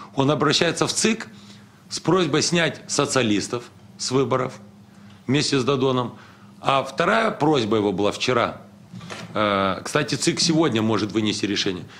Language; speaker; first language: Russian; non-native, local second language; Romanian